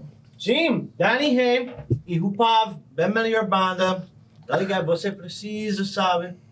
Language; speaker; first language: Portuguese; non-native, learner; English